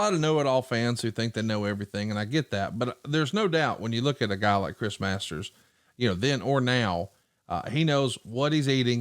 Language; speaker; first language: English; native; English